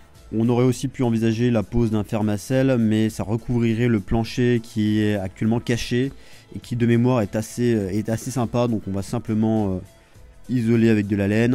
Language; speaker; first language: French; native; French